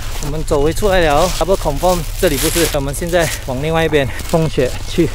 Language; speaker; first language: Chinese; native; Chinese